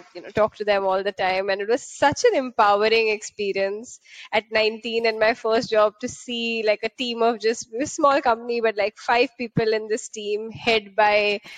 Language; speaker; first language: English; non-native, local second language; Hindi